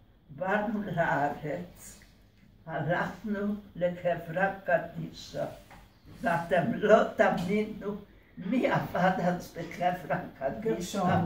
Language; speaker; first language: Hebrew; early bilingual, other home language; Hungarian